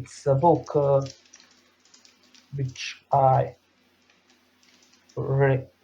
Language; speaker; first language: English; non-native, learner; Serbian